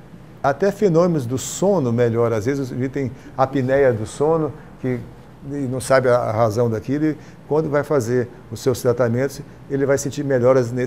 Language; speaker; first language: Portuguese; native; Portuguese